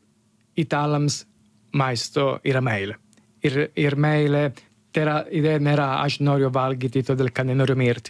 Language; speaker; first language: Lithuanian; non-native, learner; Italian